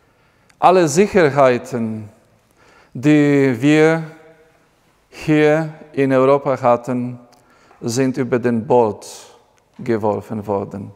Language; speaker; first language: German; non-native, fluent; Polish